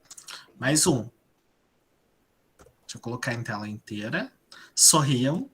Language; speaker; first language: Portuguese; native; Portuguese